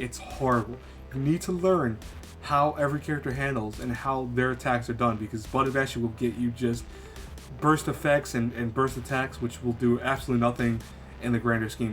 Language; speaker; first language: English; native; English